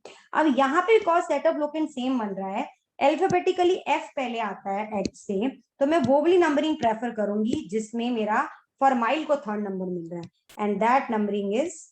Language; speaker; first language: Hindi; native; Hindi